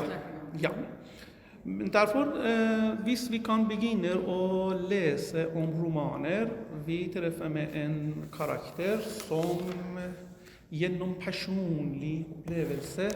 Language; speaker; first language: Norwegian; non-native, learner; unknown